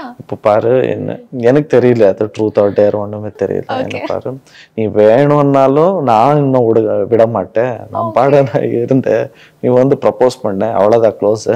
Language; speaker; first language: Tamil; non-native, learner; Kannada